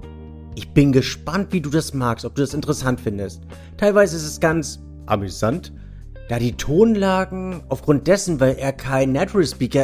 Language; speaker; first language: German; native; German